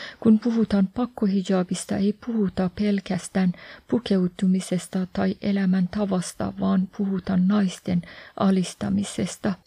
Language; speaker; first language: Finnish; non-native, fluent; Persian